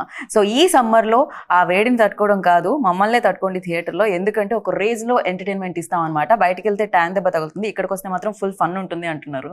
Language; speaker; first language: Telugu; native; Telugu